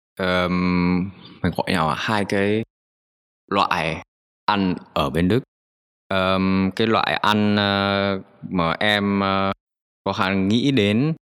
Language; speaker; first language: Vietnamese; native; Vietnamese